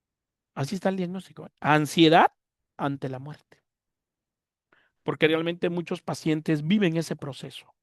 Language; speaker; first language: Spanish; native; Spanish